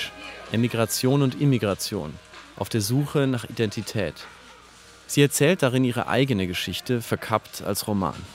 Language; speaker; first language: German; native; German